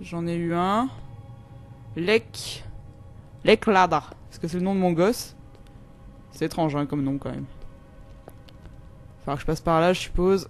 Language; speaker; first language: French; native; French